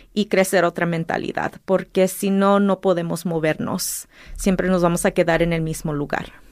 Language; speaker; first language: Spanish; early bilingual, heritage; Spanish